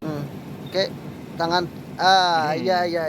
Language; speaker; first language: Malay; non-native, learner; Bangla